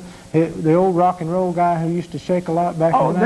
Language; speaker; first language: English; native; English